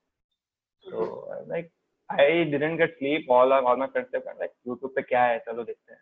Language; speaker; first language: English; non-native, local second language; Kannada